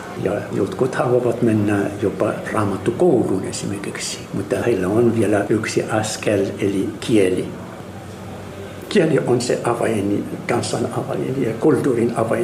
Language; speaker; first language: Finnish; non-native, learner; Arabic